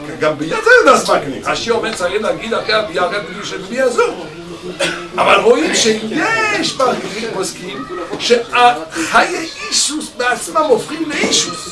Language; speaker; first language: Hebrew; non-native, fluent; French